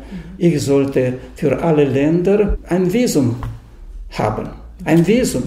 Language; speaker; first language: German; non-native, fluent; Romanian